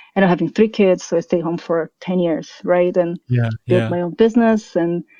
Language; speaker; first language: English; non-native, fluent; Portuguese